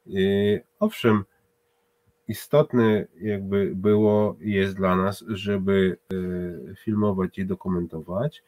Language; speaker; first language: Polish; non-native, fluent; Hebrew